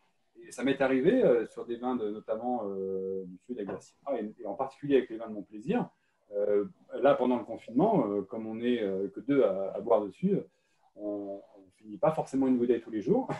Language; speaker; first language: French; native; French